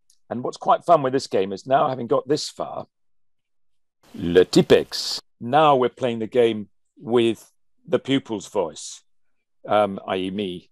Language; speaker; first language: English; native; English